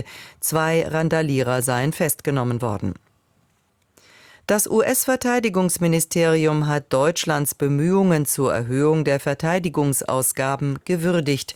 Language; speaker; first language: German; native; German